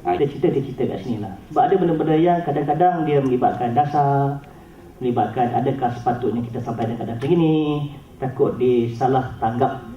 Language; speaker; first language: Malay; native; Malay